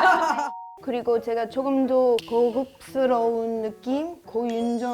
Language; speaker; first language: Korean; non-native, learner; English